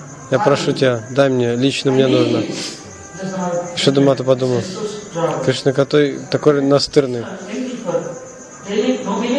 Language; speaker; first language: Russian; non-native, fluent; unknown